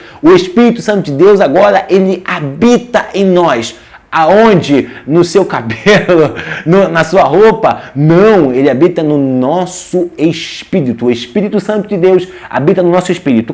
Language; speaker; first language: Portuguese; native; Portuguese